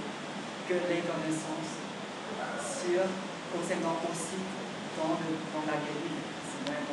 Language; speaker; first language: French; non-native, learner; Vietnamese